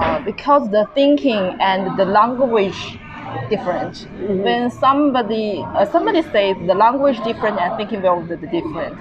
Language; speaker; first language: English; non-native, learner; Chinese